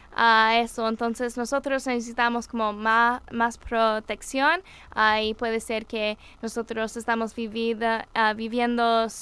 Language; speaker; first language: Spanish; non-native, learner; English